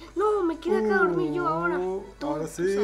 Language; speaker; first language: Spanish; native; Spanish